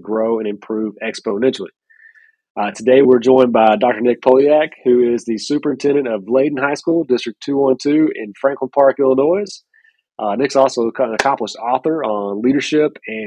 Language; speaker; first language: English; native; English